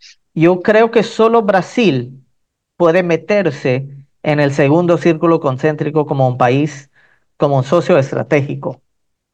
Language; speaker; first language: Spanish; non-native, fluent; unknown